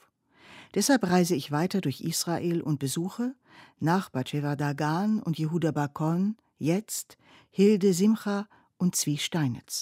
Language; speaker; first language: German; native; German